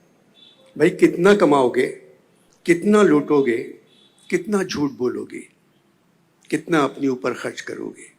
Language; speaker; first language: Urdu; native; Urdu